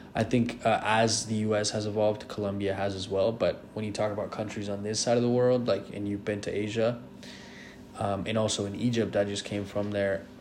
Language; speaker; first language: English; non-native, fluent; Spanish